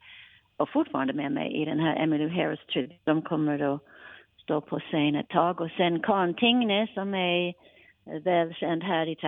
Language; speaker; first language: Swedish; non-native, fluent; English